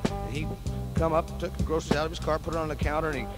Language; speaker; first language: English; native; English